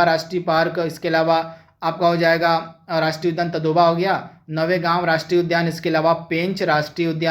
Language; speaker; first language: Hindi; native; Hindi